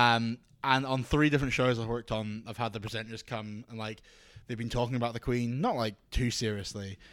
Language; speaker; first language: English; native; English